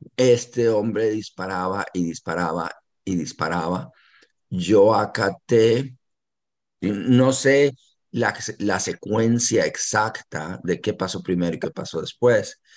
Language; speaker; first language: Spanish; native; Spanish